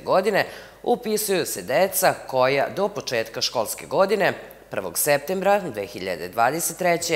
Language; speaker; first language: Serbian; native; Serbian